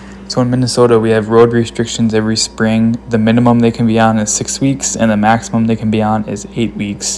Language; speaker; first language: English; native; English